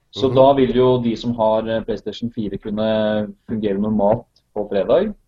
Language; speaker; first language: Norwegian; native; Norwegian